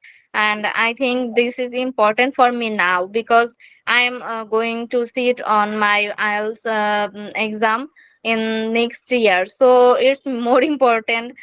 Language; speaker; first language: English; non-native, learner; Bangla